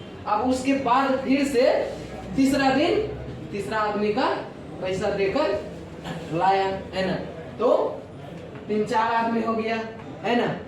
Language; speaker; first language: Hindi; non-native, local second language; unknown